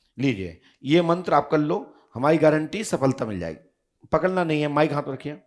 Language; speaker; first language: Hindi; native; Hindi